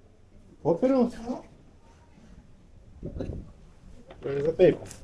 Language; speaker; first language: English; non-native, learner; Lithuanian